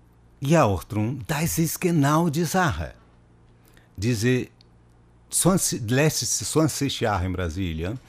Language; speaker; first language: German; non-native, fluent; Portuguese